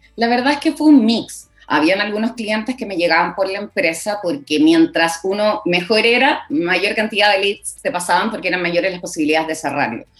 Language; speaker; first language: Spanish; native; Spanish